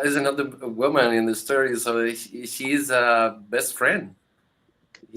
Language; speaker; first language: English; non-native, learner; Spanish